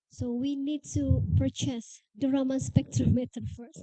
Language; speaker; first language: English; non-native, learner; Indonesian